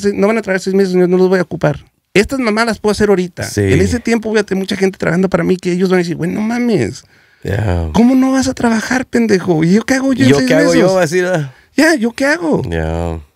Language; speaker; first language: Spanish; early bilingual, heritage; Spanish